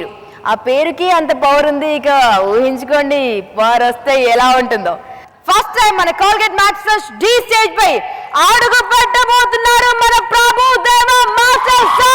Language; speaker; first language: Telugu; native; Telugu